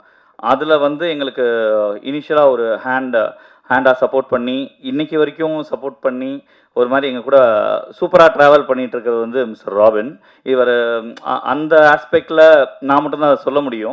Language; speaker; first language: Tamil; native; Tamil